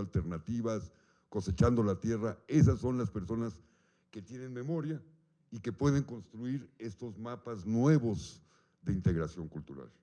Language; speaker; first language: Spanish; native; Spanish